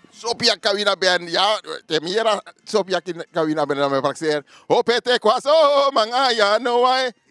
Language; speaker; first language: Dutch; native; Dutch